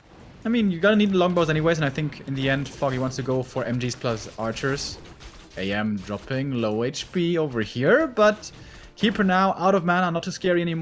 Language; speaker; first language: English; non-native, fluent; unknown